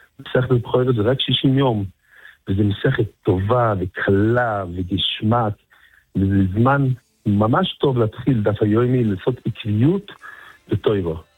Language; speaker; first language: Hebrew; non-native, fluent; English